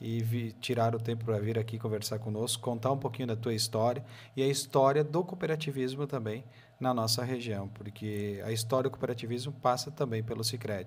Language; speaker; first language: Portuguese; native; Portuguese